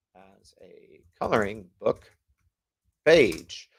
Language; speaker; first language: English; native; English